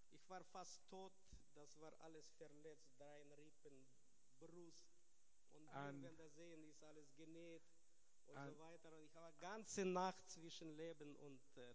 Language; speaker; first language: German; non-native, learner; Russian